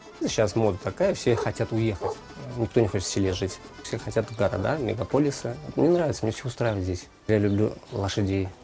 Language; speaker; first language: Russian; non-native, local second language; Karachay-Balkar